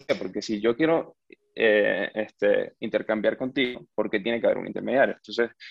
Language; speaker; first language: Spanish; native; Spanish